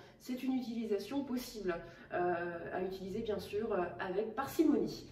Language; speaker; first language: French; native; French